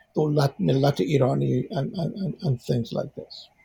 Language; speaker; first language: English; non-native, fluent; Persian